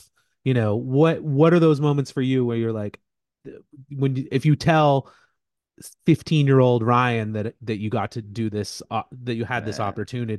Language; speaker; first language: English; native; English